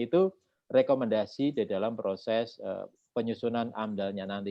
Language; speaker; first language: Indonesian; native; Indonesian